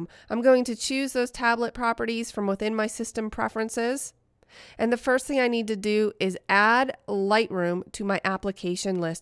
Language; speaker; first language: English; native; English